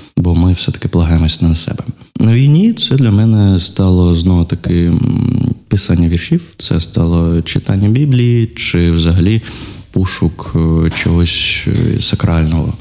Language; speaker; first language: Ukrainian; non-native, local second language; Russian